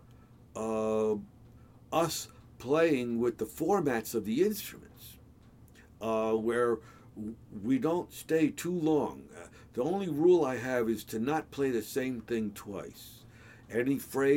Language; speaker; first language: English; native; English